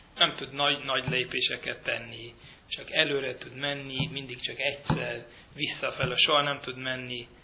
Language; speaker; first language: Hungarian; early bilingual, heritage; Hungarian